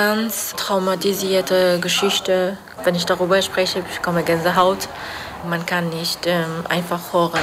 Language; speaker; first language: German; non-native, fluent; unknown